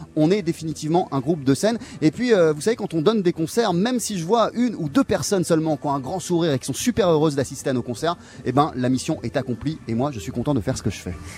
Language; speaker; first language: French; native; French